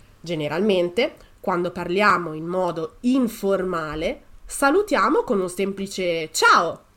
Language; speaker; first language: Italian; native; Italian